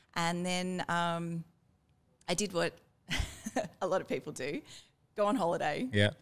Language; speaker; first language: English; native; English